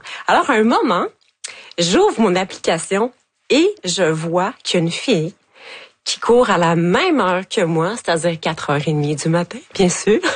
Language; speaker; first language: French; native; French